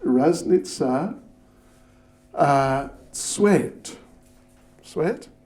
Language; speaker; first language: Russian; non-native, learner; English